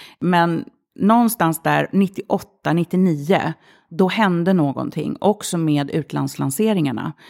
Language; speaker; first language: Swedish; early bilingual, other home language; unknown